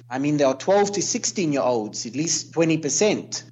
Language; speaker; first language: English; native; English